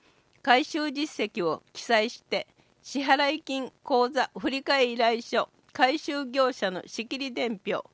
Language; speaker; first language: Japanese; native; Japanese